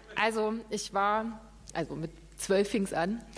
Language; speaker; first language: German; native; German